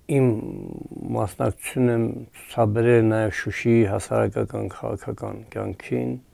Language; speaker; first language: Armenian; native; Armenian